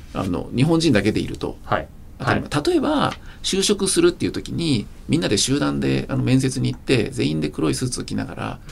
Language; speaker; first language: Japanese; native; Japanese